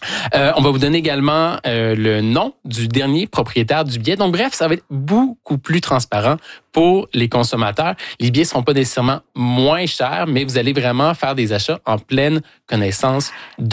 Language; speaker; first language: French; native; French